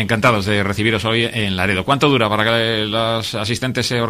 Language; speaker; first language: Spanish; native; Spanish